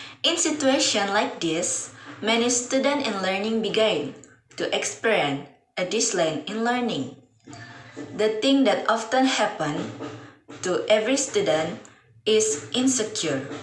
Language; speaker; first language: English; non-native, learner; Indonesian